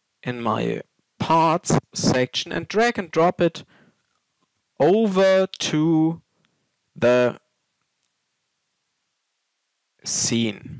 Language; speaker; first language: English; non-native, fluent; German